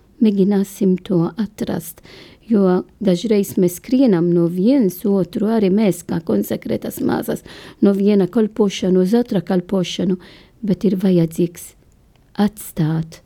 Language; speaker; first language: Latvian; non-native, learner; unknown